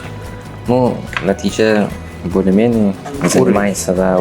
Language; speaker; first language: Russian; non-native, learner; Uzbek